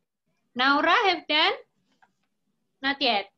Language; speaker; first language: English; non-native, fluent; Indonesian